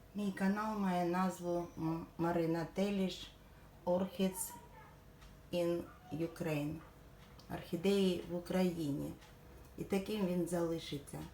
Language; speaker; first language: Ukrainian; non-native, local second language; Russian